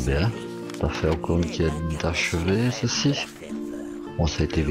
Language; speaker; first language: French; native; French